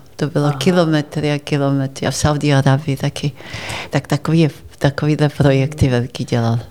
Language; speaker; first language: Czech; early bilingual, heritage; Czech